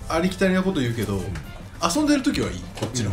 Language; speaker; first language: Japanese; native; Japanese